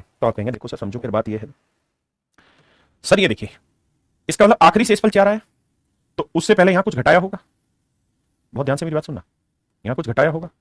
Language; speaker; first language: Hindi; native; Hindi